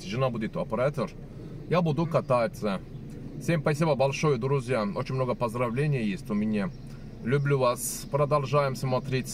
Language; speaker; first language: Russian; non-native, learner; Turkish